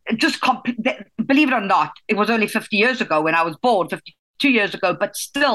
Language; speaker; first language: English; native; English